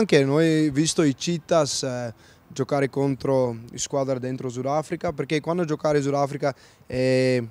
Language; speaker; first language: Italian; non-native, learner; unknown